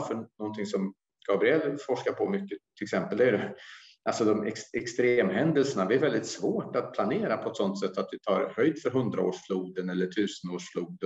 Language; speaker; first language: Swedish; native; Swedish